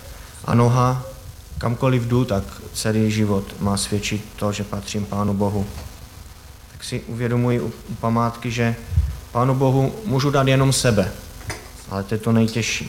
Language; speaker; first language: Czech; native; Czech